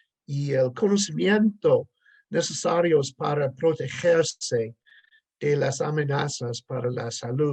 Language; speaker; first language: Spanish; non-native, fluent; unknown